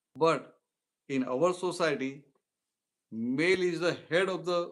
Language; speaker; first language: English; non-native, local second language; Gujarati